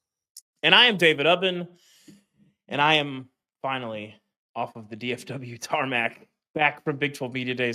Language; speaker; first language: English; native; English